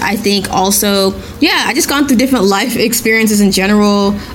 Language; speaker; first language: English; non-native, local second language; Yoruba